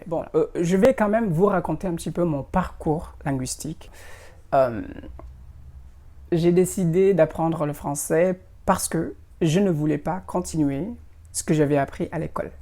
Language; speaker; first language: French; non-native, fluent; Indonesian